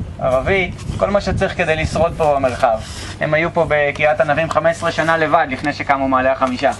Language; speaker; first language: Hebrew; native; Hebrew